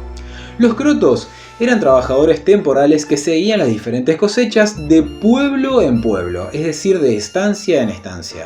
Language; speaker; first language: Spanish; native; Spanish